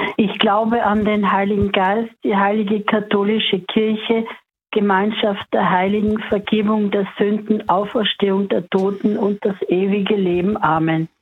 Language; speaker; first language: German; non-native, fluent; French